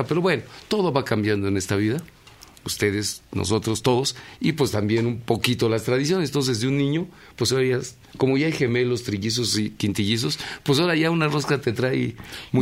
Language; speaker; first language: Spanish; native; Spanish